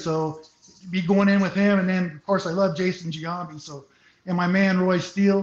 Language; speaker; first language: English; native; English